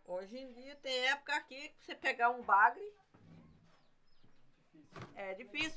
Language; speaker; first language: Portuguese; native; Portuguese